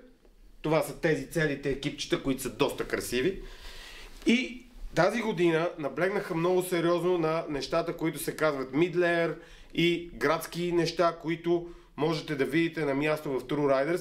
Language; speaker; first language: Bulgarian; native; Bulgarian